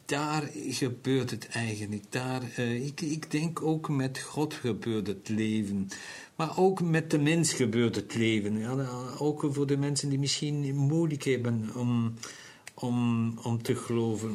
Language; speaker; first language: Dutch; non-native, local second language; German